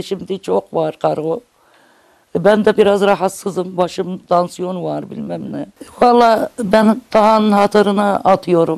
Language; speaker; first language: Turkish; non-native, local second language; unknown